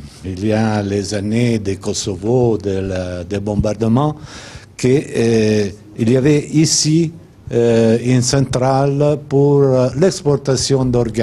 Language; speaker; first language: French; non-native, fluent; Italian